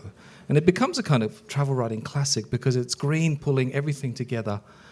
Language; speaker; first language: English; early bilingual, other home language; Icelandic